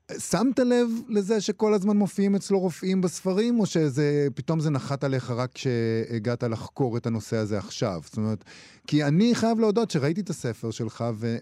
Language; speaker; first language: Hebrew; native; Hebrew